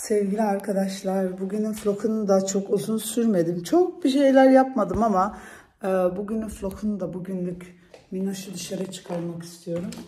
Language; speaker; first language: Turkish; early bilingual, heritage; Turkish